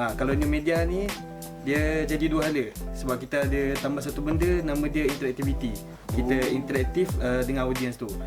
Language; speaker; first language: Malay; native; Malay